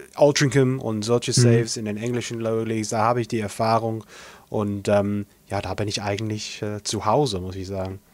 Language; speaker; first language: German; non-native, fluent; English